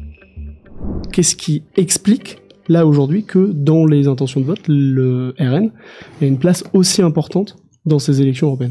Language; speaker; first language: French; native; French